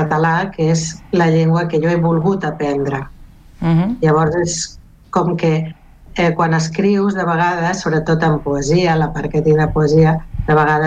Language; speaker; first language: Catalan; non-native, local second language; Galician